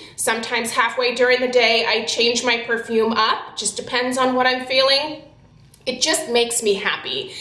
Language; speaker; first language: English; native; English